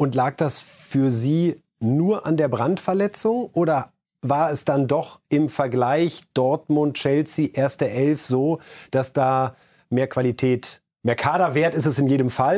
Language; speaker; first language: German; native; German